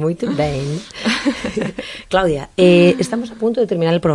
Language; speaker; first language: Spanish; native; Spanish